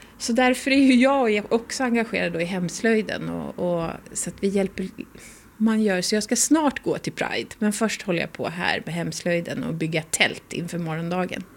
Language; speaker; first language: Swedish; native; Swedish